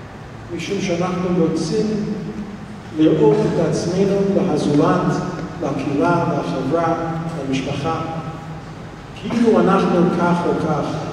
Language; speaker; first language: Hebrew; non-native, fluent; English